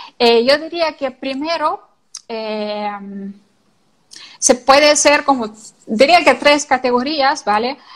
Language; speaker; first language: Spanish; non-native, fluent; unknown